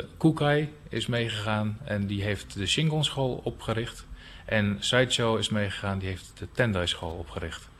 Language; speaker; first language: Dutch; native; Dutch